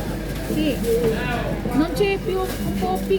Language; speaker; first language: Italian; non-native, learner; Filipino